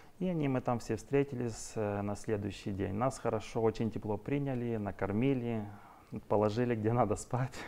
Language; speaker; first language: Russian; native; Russian